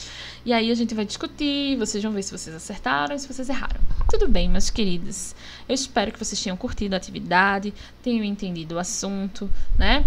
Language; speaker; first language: Portuguese; native; Portuguese